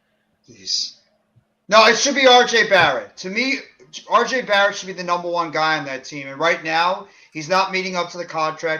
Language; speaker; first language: English; native; English